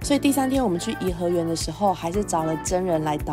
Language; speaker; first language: Chinese; native; Chinese